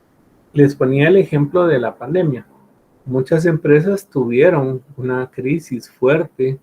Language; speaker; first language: Spanish; native; Spanish